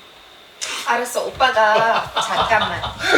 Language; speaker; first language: Korean; non-native, learner; Arabic